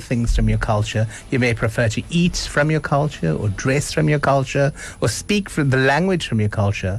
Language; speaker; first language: English; native; English